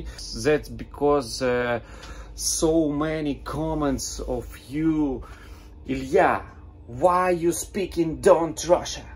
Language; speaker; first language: English; non-native, learner; Russian